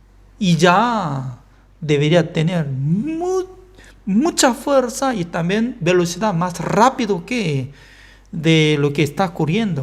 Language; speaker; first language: Spanish; non-native, fluent; Korean